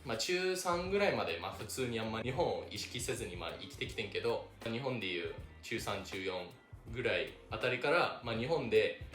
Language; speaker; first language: Japanese; non-native, fluent; English